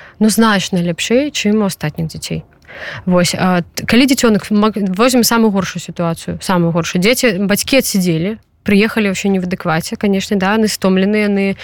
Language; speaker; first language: Belarusian; non-native, local second language; Russian